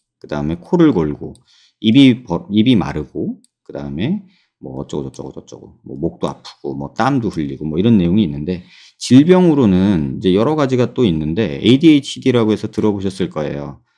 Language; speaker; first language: Korean; native; Korean